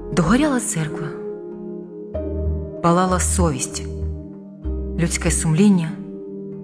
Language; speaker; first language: Ukrainian; native; Ukrainian